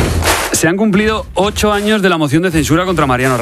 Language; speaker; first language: Spanish; native; Spanish